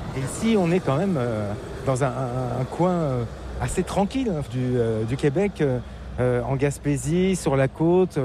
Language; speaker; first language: French; native; French